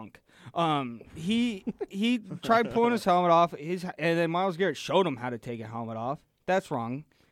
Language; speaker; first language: English; native; English